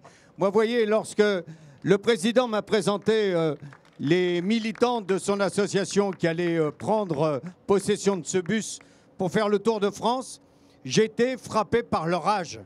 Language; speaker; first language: French; native; French